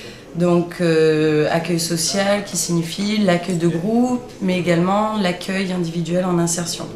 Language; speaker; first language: French; native; French